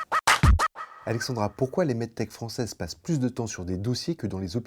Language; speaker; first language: French; native; French